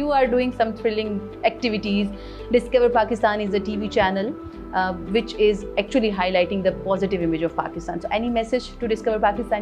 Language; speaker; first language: English; non-native, fluent; Urdu